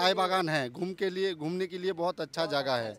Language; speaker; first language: Hindi; non-native, learner; Bangla